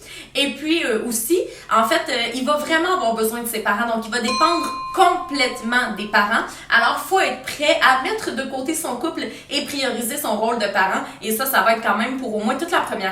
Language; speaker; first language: French; native; French